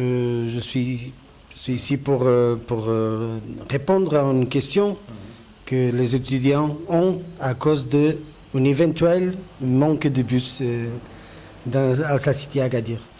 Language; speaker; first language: French; non-native, fluent; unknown